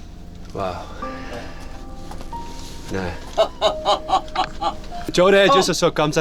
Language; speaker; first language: Korean; non-native, learner; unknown